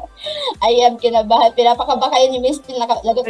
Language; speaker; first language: Filipino; native; Filipino